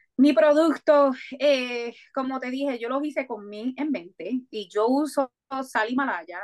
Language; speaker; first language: Spanish; native; Spanish